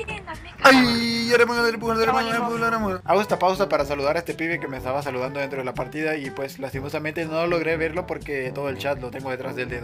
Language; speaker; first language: Spanish; native; Spanish